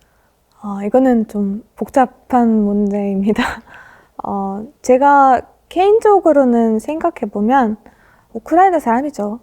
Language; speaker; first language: Korean; non-native, fluent; Russian